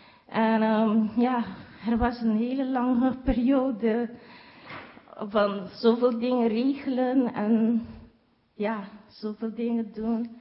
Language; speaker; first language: Dutch; non-native, learner; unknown